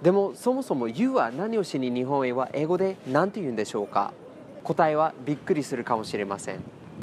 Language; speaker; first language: Japanese; non-native, fluent; English